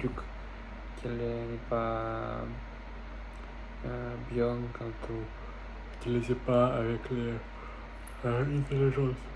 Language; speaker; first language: French; non-native, learner; Russian